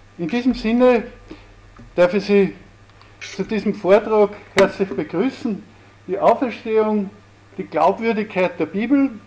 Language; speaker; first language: German; native; German